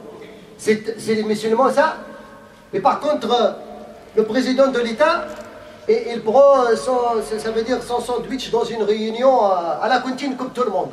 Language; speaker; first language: French; non-native, fluent; Arabic